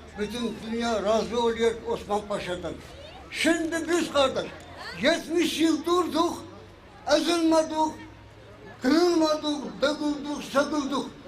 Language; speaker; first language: Turkish; early bilingual, heritage; Turkish